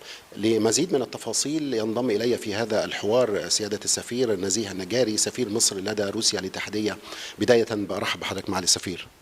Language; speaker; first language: Arabic; native; Arabic